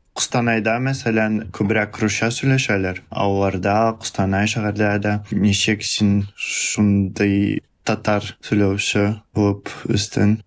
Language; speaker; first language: Tatar; early bilingual, heritage; Russian